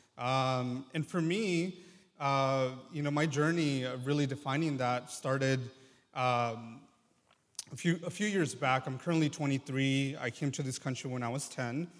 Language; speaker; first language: English; early bilingual, other home language; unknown